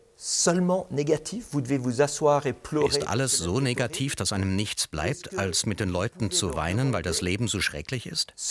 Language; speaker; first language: German; non-native, local second language; French